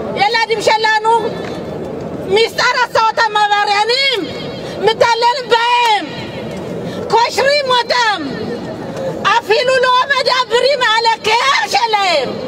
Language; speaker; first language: Hebrew; non-native, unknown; Amharic